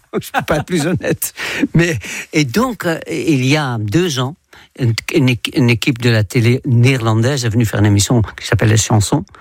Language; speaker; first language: French; non-native, fluent; Dutch